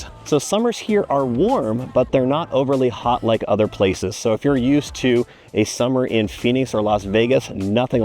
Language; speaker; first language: English; native; English